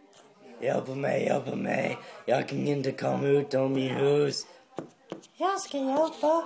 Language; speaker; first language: Swedish; non-native, learner; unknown